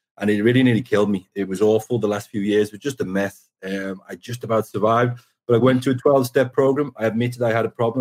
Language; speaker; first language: English; native; English